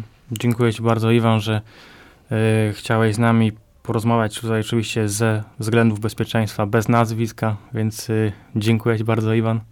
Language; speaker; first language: Polish; native; Polish